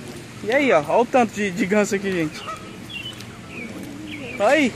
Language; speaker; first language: Portuguese; native; Portuguese